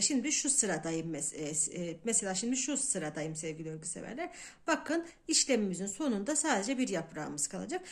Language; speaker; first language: Turkish; native; Turkish